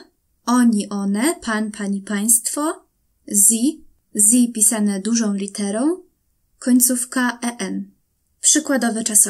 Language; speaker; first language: Polish; native; Polish